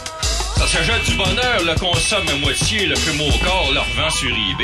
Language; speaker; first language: French; native; French